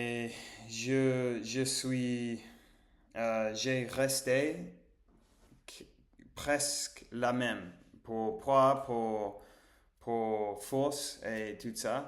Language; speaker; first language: French; non-native, learner; English